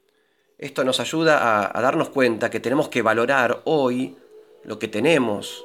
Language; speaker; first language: Spanish; native; Spanish